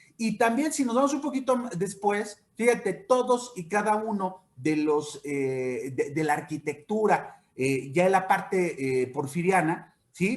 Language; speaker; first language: Spanish; native; Spanish